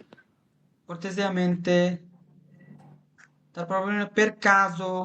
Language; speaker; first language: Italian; non-native, fluent; Bangla